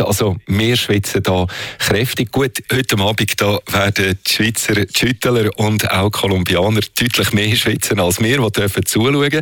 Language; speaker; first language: German; native; German